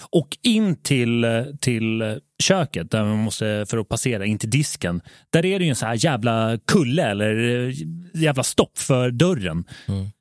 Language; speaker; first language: Swedish; native; Swedish